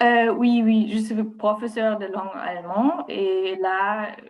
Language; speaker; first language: French; non-native, learner; German